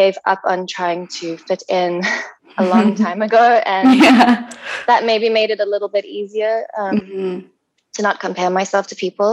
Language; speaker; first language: English; native; English